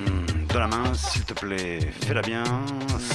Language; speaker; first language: French; native; French